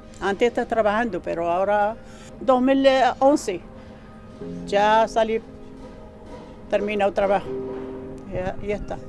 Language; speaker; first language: Spanish; non-native, learner; Arabic